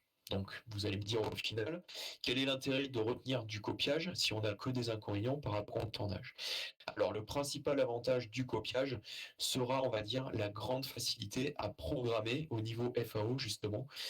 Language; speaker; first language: French; native; French